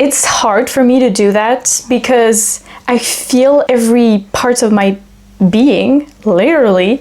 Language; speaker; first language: English; non-native, fluent; French